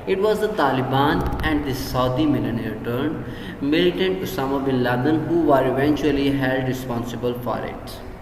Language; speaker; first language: English; non-native, local second language; Urdu